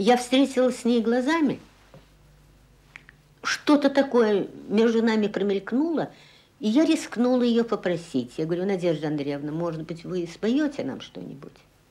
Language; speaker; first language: Russian; native; Russian